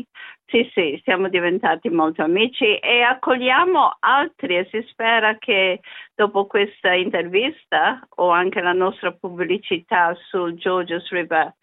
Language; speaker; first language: Italian; early bilingual, other home language; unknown